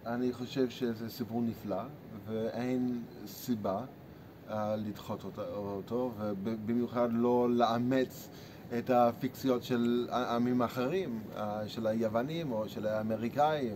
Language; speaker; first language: Hebrew; non-native, fluent; English